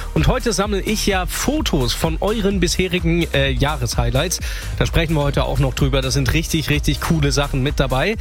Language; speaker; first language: German; native; German